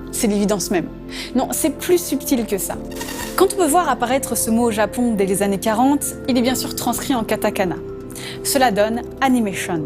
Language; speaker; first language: French; native; French